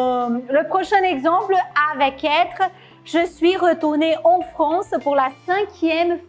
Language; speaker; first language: French; non-native, fluent; Portuguese